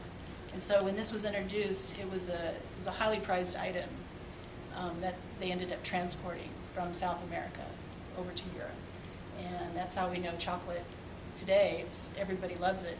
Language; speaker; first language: English; native; English